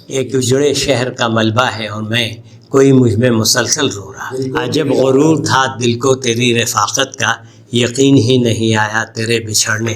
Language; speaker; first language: Urdu; native; Urdu